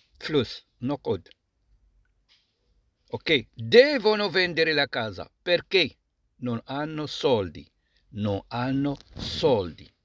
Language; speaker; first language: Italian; non-native, fluent; Arabic